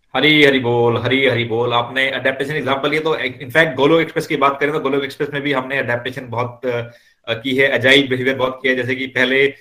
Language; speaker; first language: Hindi; native; Hindi